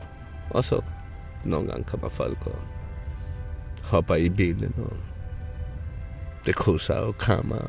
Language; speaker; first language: Danish; non-native, fluent; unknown